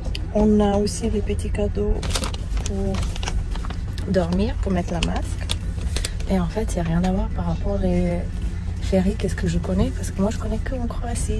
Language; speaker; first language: French; non-native, learner; Croatian